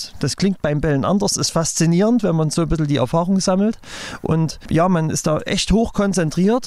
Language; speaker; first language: German; native; German